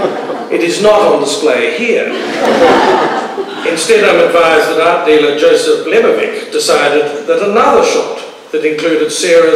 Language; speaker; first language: English; native; English